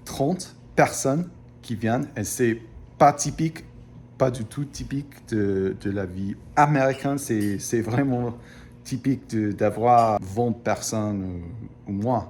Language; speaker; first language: French; non-native, fluent; English